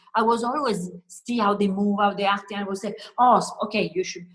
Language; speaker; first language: English; non-native, learner; Italian